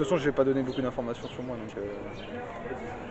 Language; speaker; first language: French; native; French